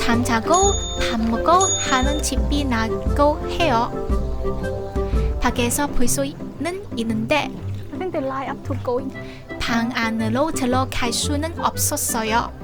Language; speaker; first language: Korean; non-native, learner; Cantonese